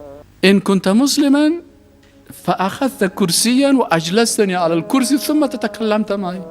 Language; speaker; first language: Arabic; non-native, learner; Persian